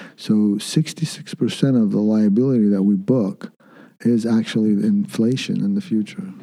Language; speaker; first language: English; early bilingual, other home language; Arabic